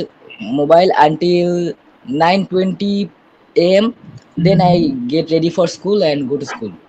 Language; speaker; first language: English; non-native, learner; Bangla